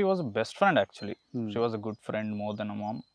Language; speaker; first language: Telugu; non-native, learner; Kannada